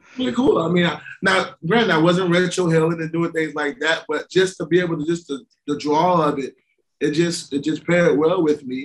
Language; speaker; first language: English; native; English